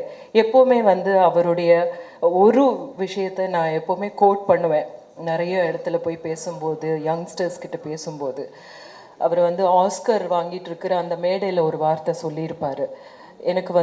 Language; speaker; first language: Tamil; native; Tamil